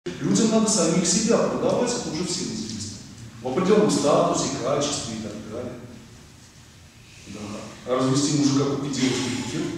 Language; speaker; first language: Russian; native; Russian